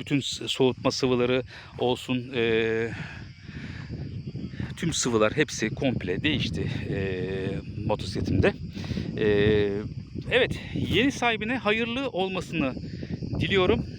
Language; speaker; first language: Turkish; native; Turkish